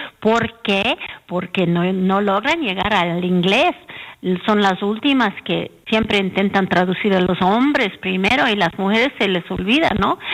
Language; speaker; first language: Spanish; early bilingual, heritage; English